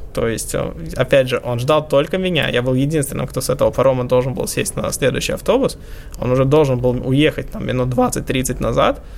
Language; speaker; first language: Russian; native; Russian